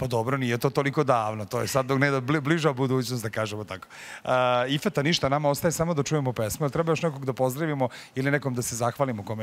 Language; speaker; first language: Serbian; native; Serbian